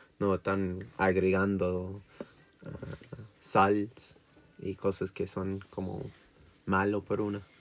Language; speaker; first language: Spanish; non-native, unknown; English